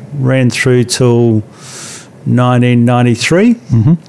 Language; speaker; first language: English; native; English